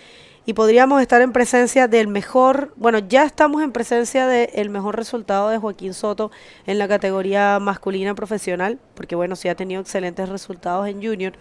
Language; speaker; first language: Spanish; native; Spanish